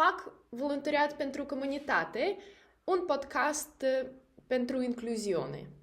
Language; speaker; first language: Romanian; non-native, learner; Russian